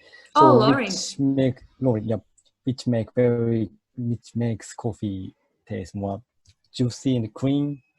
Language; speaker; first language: English; non-native, fluent; Japanese